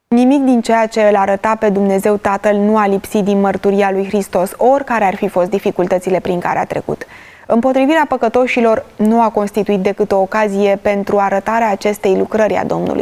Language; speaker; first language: Romanian; native; Romanian